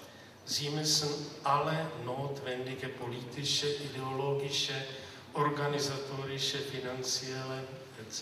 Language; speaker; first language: German; non-native, fluent; Czech